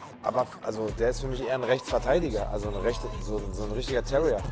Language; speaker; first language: German; native; German